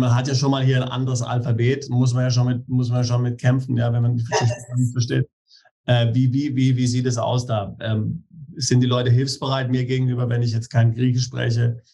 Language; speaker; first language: German; native; German